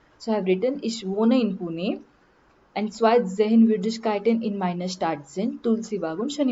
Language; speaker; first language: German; non-native, learner; Marathi